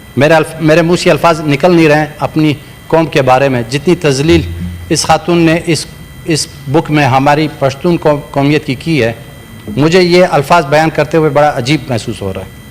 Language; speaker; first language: Urdu; non-native, local second language; Pashto